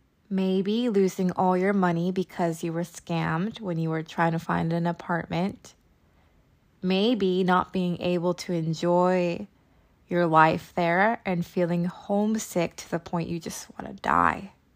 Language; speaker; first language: English; native; English